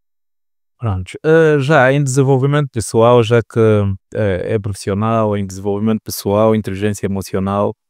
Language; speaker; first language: Portuguese; native; Portuguese